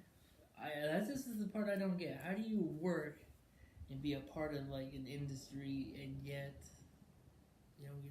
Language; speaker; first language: English; native; English